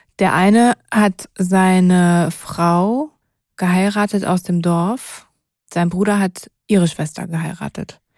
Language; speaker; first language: German; native; German